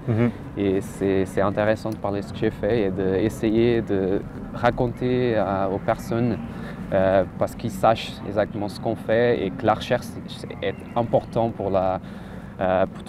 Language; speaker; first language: French; non-native, fluent; Portuguese